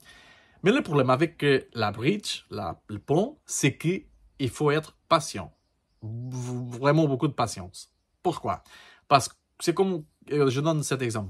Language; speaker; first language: French; non-native, learner; Portuguese